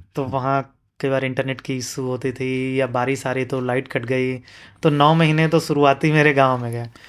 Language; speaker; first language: Hindi; native; Hindi